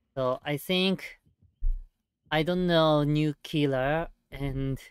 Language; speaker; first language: English; non-native, learner; Japanese